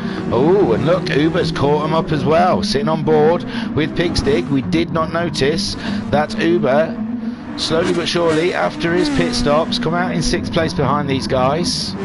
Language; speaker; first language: English; native; English